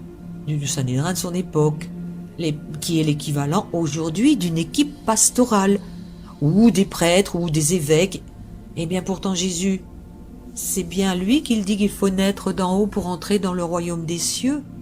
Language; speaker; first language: French; native; French